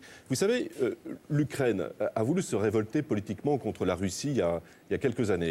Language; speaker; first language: French; native; French